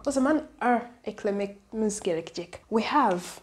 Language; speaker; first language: Turkish; non-native, fluent; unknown